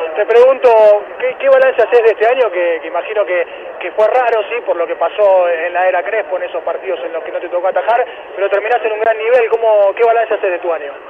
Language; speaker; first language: Spanish; native; Spanish